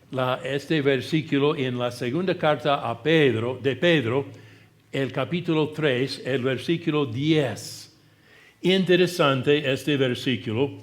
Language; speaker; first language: Spanish; non-native, fluent; English